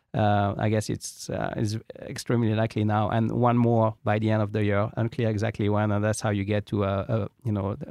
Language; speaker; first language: English; non-native, fluent; French